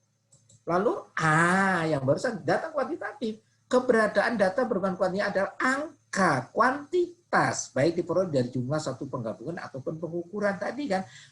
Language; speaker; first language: Indonesian; non-native, local second language; Javanese